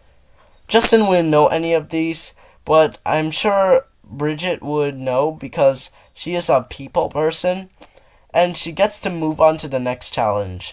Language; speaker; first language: English; native; English